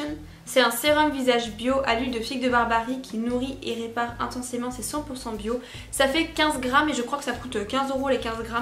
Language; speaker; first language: French; native; French